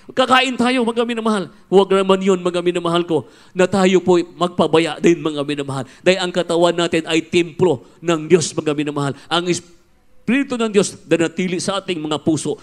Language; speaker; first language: Filipino; non-native, local second language; Cebuano